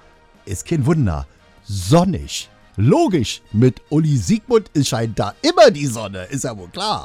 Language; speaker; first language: German; native; German